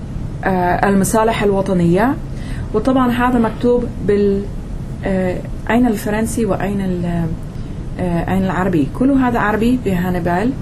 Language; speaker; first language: Arabic; non-native, fluent; English